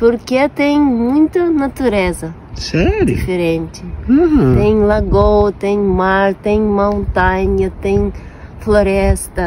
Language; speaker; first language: Portuguese; non-native, learner; Russian